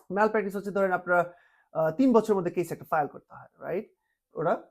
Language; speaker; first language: Bangla; native; Bangla